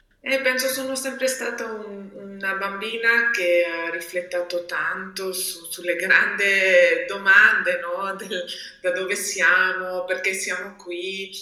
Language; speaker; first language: Italian; non-native, local second language; German